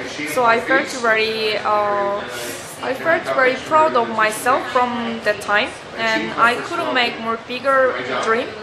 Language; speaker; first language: English; non-native, learner; Korean